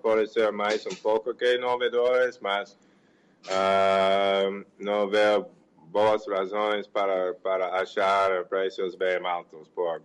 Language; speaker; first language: Portuguese; non-native, fluent; English